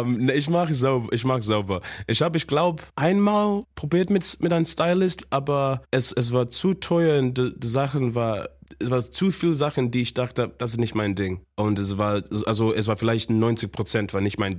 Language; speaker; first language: German; non-native, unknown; Shona